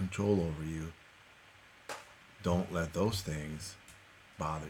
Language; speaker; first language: English; early bilingual, other home language; Spanish